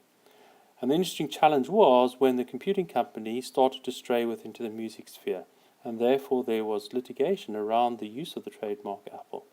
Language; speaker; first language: English; native; English